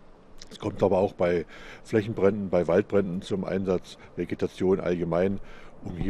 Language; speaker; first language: German; native; German